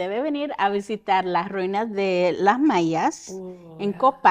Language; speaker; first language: Spanish; early bilingual, heritage; Spanish